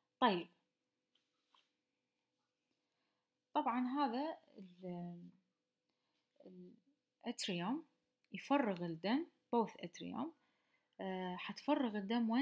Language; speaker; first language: Arabic; native; Arabic